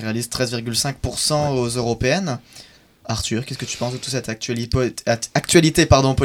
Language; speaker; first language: French; native; French